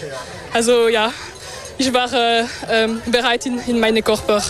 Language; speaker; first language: German; non-native, local second language; French